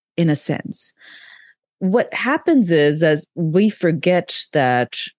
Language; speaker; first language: English; non-native, local second language; Urdu